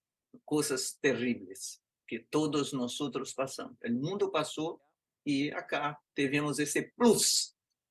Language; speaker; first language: Spanish; non-native, fluent; Portuguese